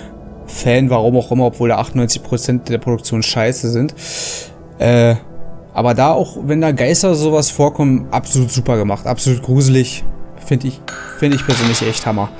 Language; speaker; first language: German; native; German